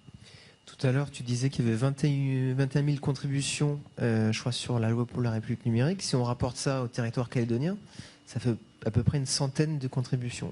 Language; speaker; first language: French; native; French